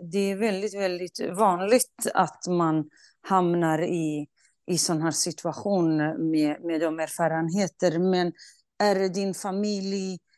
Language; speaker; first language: Swedish; non-native, fluent; Kurdish